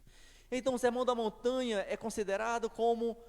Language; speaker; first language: Portuguese; native; Portuguese